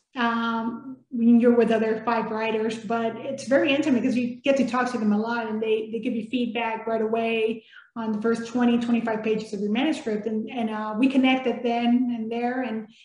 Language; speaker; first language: English; early bilingual, other home language; Spanish